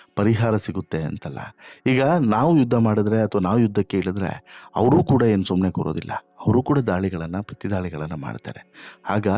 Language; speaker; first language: Kannada; native; Kannada